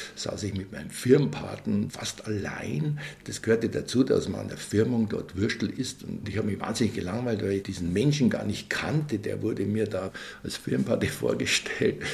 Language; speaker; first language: German; native; German